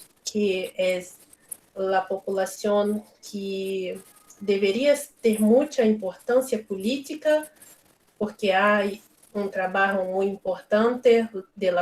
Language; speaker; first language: Spanish; non-native, learner; Portuguese